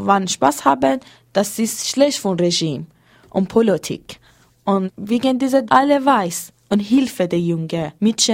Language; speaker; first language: German; non-native, learner; Persian